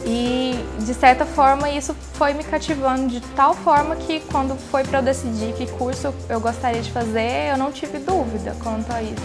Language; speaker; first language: Portuguese; native; Portuguese